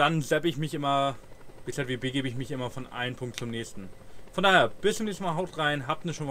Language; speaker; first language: German; native; German